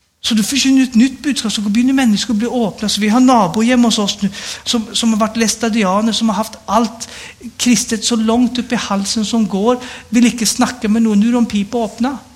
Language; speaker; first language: Swedish; native; Swedish